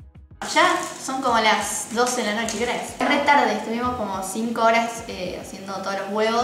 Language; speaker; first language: Spanish; native; Spanish